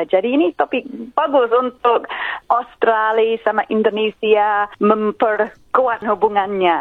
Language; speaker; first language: Indonesian; non-native, fluent; English